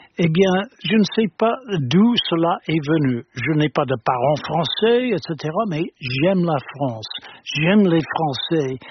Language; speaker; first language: French; non-native, fluent; English